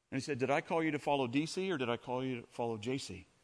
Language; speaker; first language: English; native; English